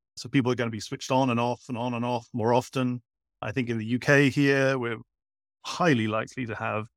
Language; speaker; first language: English; native; English